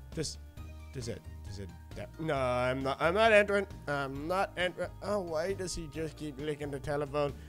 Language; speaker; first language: English; native; English